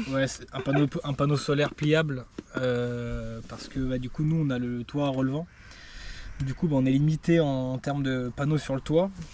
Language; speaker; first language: French; native; French